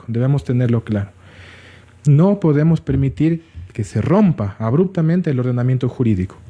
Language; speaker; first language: Spanish; native; Spanish